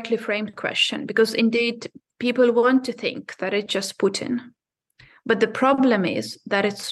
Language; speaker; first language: English; non-native, fluent; Ukrainian